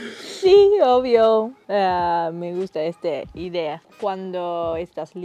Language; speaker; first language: Spanish; non-native, learner; English